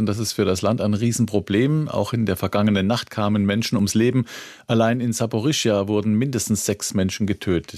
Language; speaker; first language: German; native; German